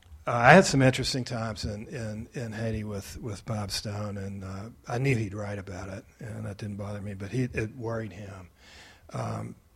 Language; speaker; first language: English; native; English